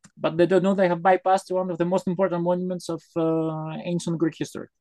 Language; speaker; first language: English; non-native, fluent; Greek